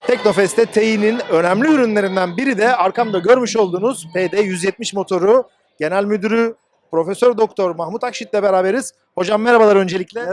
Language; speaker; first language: Turkish; native; Turkish